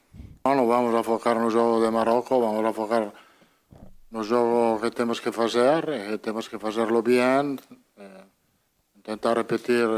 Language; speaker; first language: Portuguese; non-native, fluent; Italian